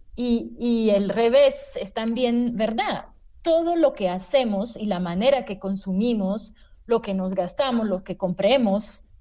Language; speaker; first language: Spanish; non-native, fluent; French